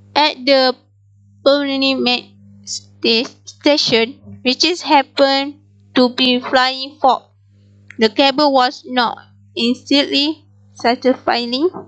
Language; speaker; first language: English; non-native, local second language; Malay